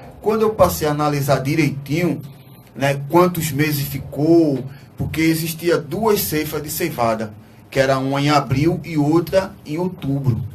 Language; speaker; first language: Portuguese; native; Portuguese